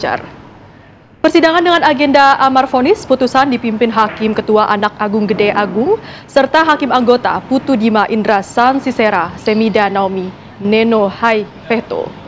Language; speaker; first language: Indonesian; native; Indonesian